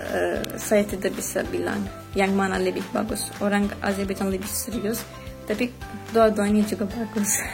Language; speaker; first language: Indonesian; non-native, fluent; Azerbaijani